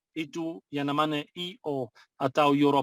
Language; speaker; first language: Indonesian; non-native, fluent; Arabic